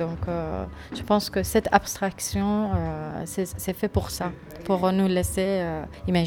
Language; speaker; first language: French; non-native, fluent; Persian